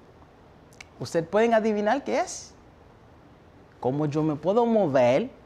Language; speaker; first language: Spanish; non-native, fluent; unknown